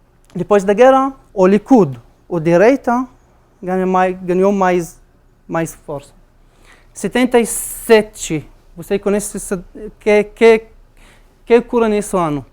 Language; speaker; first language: Portuguese; non-native, learner; Arabic